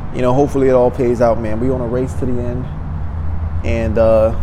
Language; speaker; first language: English; native; English